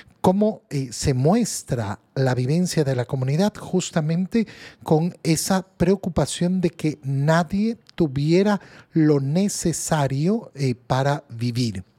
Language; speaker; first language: Spanish; native; Spanish